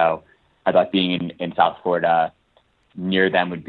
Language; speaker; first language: English; native; English